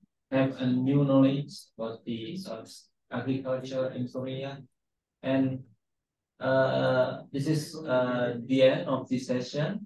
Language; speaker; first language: English; non-native, fluent; Indonesian